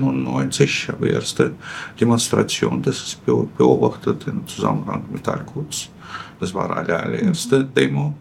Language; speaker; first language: German; non-native, fluent; Russian